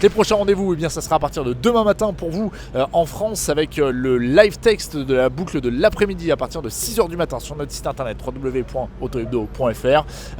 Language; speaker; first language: French; native; French